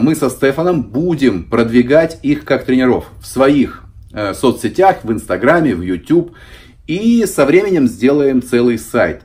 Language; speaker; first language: Russian; native; Russian